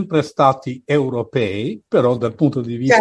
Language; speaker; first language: Italian; non-native, fluent; Albanian